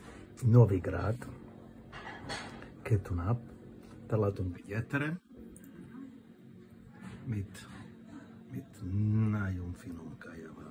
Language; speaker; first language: Hungarian; non-native, learner; Italian